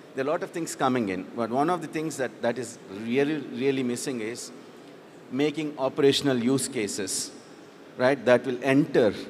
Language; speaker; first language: English; non-native, local second language; Telugu